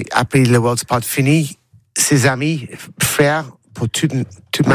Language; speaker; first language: French; non-native, learner; English